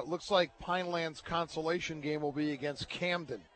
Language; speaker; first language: English; native; English